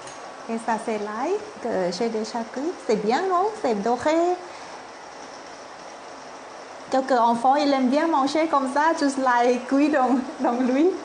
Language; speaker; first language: French; non-native, learner; Thai